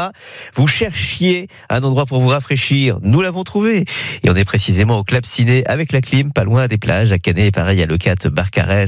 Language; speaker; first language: French; native; French